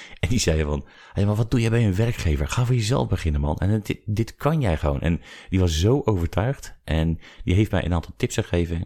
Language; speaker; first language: Dutch; native; Dutch